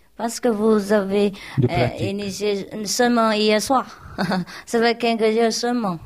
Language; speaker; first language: French; non-native, learner; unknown